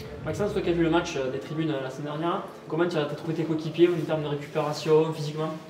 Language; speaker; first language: French; native; French